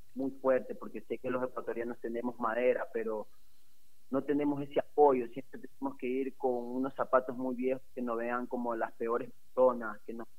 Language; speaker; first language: Spanish; native; Spanish